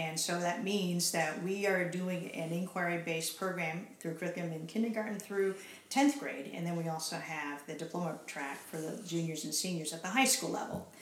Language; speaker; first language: English; native; English